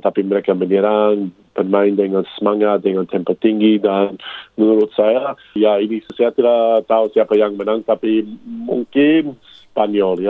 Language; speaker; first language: Indonesian; non-native, fluent; English